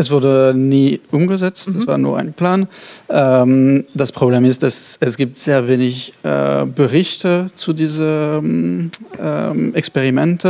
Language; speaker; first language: German; non-native, fluent; French